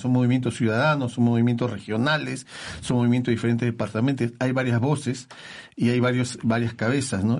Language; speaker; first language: Spanish; native; Spanish